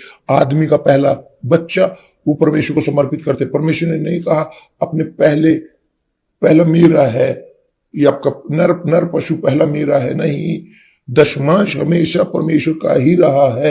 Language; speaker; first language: Hindi; non-native, fluent; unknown